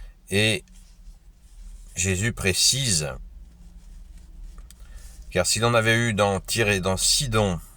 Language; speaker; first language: French; native; French